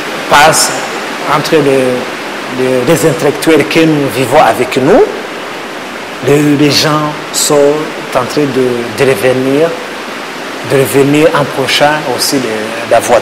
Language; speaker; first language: French; non-native, learner; Kinyarwanda